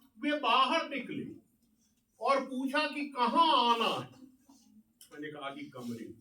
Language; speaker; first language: Hindi; non-native, local second language; Bhojpuri